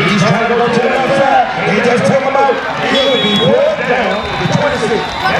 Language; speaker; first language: English; native; English